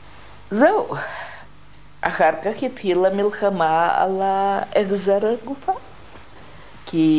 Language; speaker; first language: Hebrew; non-native, fluent; Russian